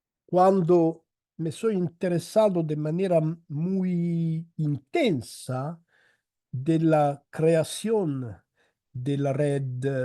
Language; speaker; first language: Spanish; non-native, fluent; Italian